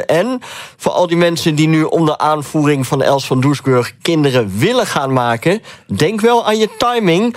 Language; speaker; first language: Dutch; native; Dutch